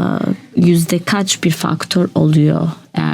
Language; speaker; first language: Turkish; non-native, learner; Albanian